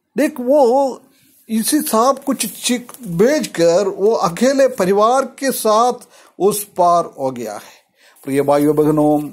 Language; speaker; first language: Hindi; non-native, local second language; Malayalam